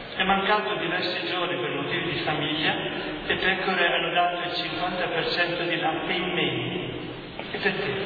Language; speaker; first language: Italian; native; Italian